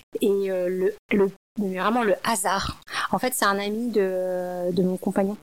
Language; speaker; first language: French; early bilingual, other home language; Min Nan Chinese